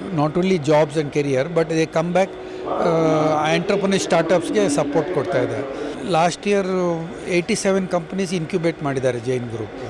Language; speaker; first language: Kannada; non-native, fluent; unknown